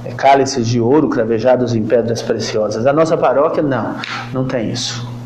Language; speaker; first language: Portuguese; native; Portuguese